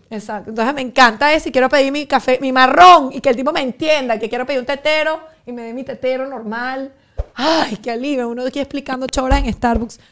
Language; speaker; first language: Spanish; native; Spanish